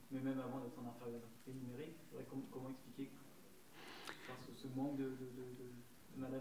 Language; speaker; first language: French; native; French